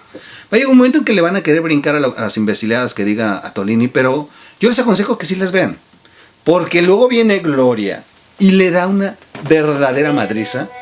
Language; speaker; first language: Spanish; native; Spanish